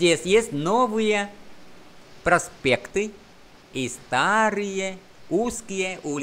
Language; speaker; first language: Russian; non-native, fluent; Vietnamese